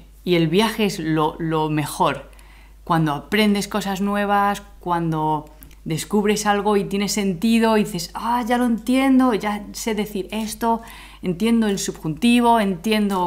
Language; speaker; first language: Spanish; native; Spanish